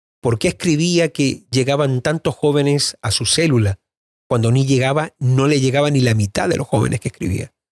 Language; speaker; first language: Spanish; native; Spanish